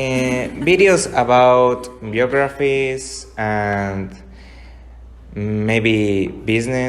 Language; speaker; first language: English; non-native, learner; Spanish